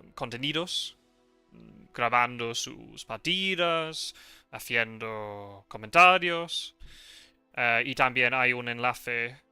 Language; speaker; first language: Spanish; non-native, learner; English